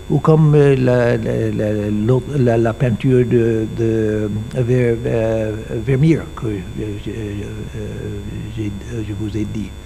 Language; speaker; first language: French; non-native, learner; English